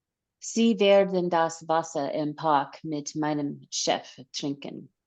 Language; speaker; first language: German; non-native, learner; English